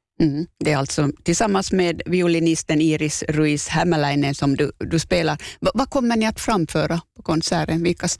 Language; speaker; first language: Swedish; native; Swedish